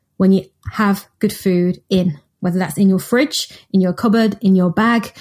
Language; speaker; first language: English; native; English